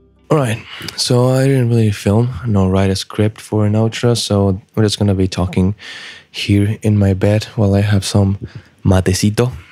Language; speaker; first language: English; non-native, fluent; Spanish